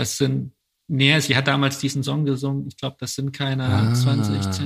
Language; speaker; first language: German; native; German